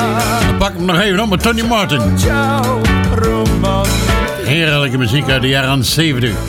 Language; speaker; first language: Dutch; native; Dutch